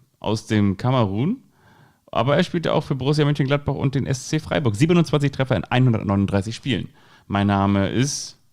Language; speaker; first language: German; native; German